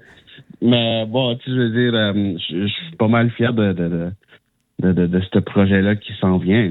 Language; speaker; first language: French; non-native, local second language; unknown